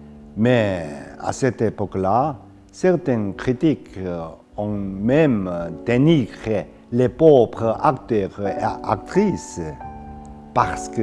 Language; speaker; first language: French; non-native, fluent; Korean